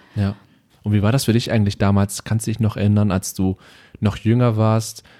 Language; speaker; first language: German; native; German